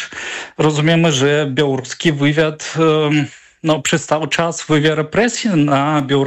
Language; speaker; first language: Polish; non-native, fluent; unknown